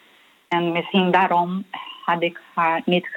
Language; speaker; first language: Dutch; non-native, fluent; Portuguese